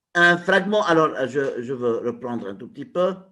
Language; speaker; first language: French; non-native, local second language; Arabic